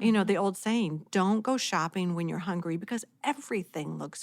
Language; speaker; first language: English; native; English